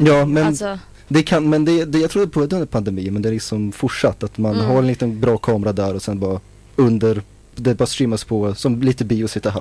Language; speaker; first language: Swedish; native; Swedish